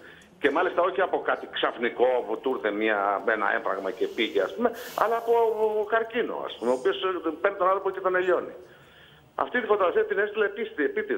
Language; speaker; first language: Greek; native; Greek